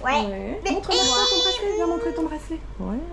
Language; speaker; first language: French; native; French